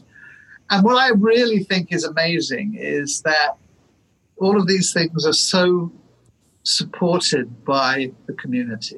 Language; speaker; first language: English; native; English